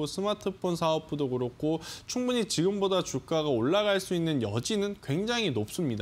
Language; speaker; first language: Korean; native; Korean